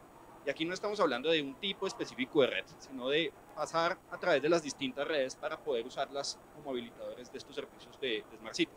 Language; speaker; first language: Spanish; native; Spanish